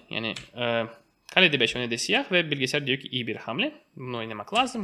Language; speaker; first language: Turkish; non-native, fluent; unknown